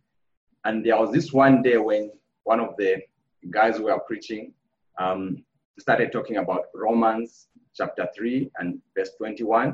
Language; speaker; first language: English; non-native, local second language; Bemba